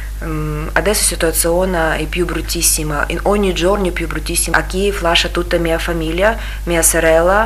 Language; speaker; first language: Italian; non-native, learner; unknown